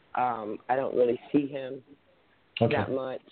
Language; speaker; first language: English; native; English